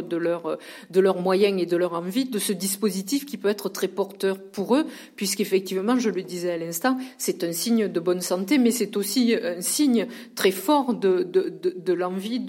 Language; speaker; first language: French; native; French